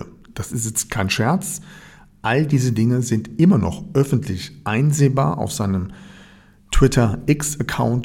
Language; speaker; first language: German; native; German